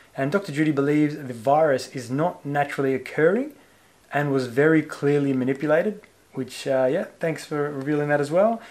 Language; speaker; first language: English; native; English